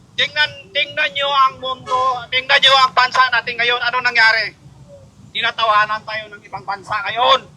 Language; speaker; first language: Filipino; non-native, local second language; Cebuano